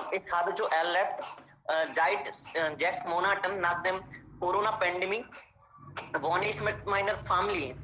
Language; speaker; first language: German; non-native, learner; Hindi